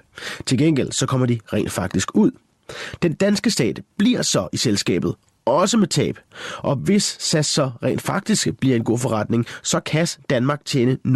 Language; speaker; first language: Danish; native; Danish